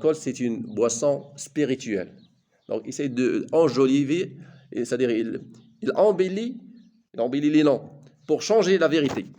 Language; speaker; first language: French; non-native, local second language; Arabic